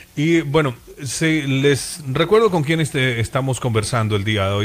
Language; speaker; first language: Spanish; native; Spanish